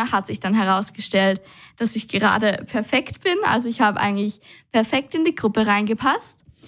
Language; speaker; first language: German; native; German